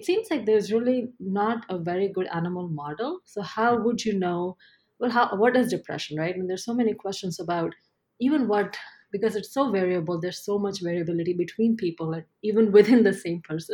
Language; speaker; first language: English; non-native, local second language; Gujarati